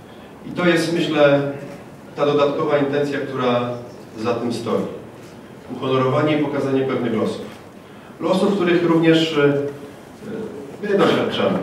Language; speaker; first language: Polish; native; Polish